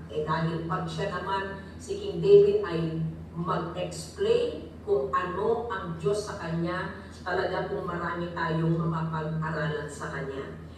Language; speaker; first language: Filipino; non-native, local second language; Iloko